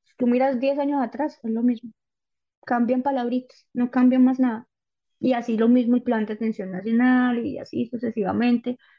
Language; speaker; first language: Spanish; native; Spanish